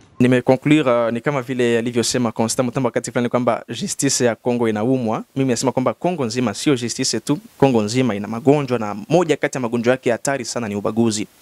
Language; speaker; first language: Swahili; native; Swahili